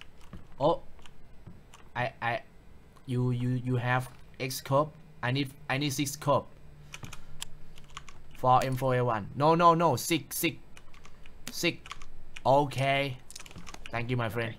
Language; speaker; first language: English; non-native, learner; Thai